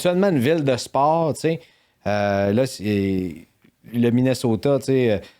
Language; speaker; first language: French; native; French